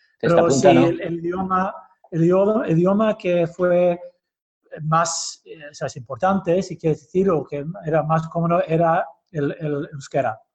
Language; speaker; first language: Spanish; early bilingual, heritage; Basque